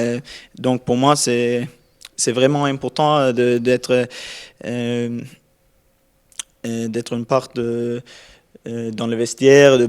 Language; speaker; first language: French; non-native, learner; Norwegian